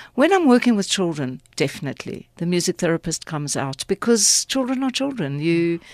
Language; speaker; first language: English; native; English